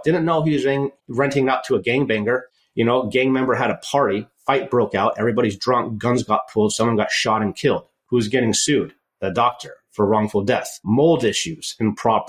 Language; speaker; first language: English; native; English